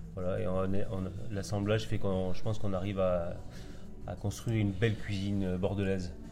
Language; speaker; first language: French; native; French